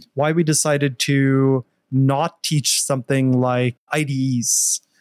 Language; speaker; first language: English; non-native, fluent; Norwegian